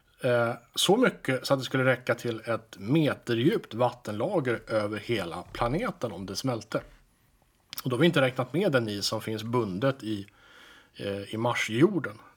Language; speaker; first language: Swedish; native; Swedish